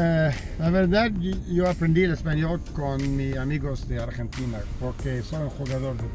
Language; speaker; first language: Spanish; non-native, learner; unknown